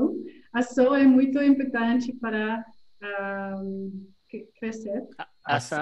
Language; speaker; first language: Portuguese; non-native, learner; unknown